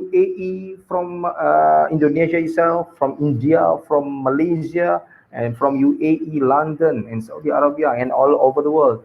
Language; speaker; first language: English; non-native, local second language; Malay